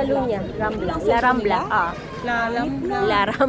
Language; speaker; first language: Spanish; non-native, learner; Filipino